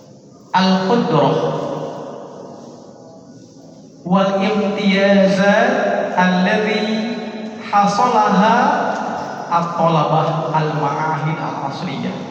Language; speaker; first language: Arabic; non-native, fluent; Indonesian